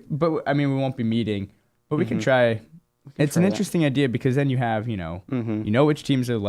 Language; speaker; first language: English; native; English